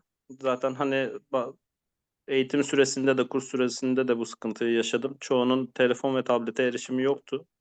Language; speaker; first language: Turkish; native; Turkish